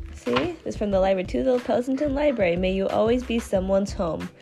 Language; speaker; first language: English; non-native, fluent; Chinese